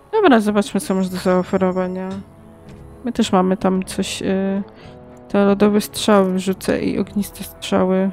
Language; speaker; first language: Polish; native; Polish